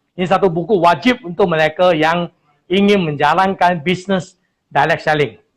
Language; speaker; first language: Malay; non-native, local second language; Chinese